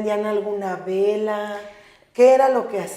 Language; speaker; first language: Spanish; native; Spanish